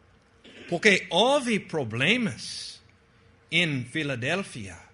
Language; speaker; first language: Portuguese; non-native, fluent; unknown